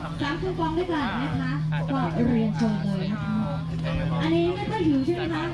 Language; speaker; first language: Thai; native; Thai